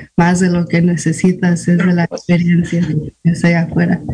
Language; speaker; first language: Spanish; early bilingual, heritage; Spanish